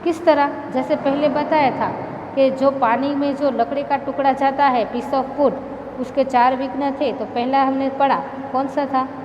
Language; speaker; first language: Hindi; non-native, local second language; Gujarati